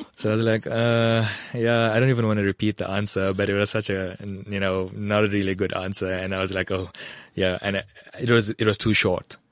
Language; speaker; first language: English; native; English